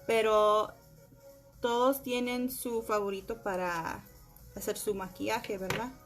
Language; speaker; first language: Spanish; early bilingual, heritage; Spanish